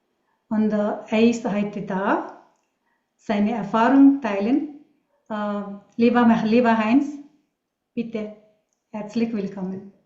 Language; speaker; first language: German; non-native, learner; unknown